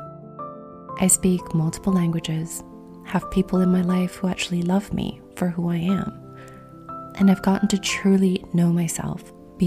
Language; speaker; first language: English; non-native, fluent; Korean